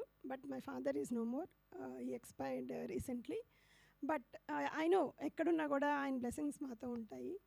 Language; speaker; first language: Telugu; native; Telugu